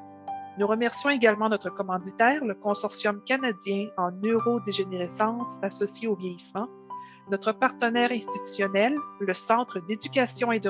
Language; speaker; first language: French; native; French